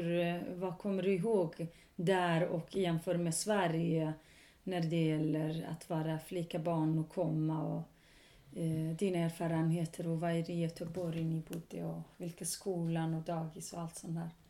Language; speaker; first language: Swedish; non-native, local second language; Kurdish